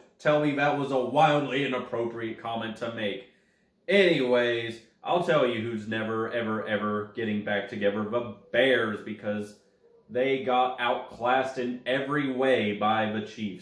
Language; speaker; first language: English; native; English